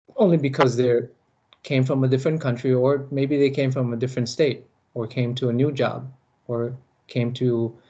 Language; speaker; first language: English; early bilingual, other home language; Lao